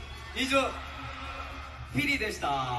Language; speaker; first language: Japanese; non-native, learner; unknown